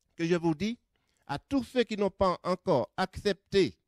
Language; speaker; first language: French; native; French